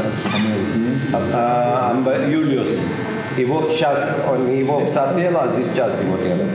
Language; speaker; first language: Russian; non-native, learner; Arabic